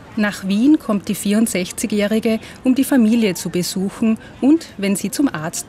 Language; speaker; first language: German; native; German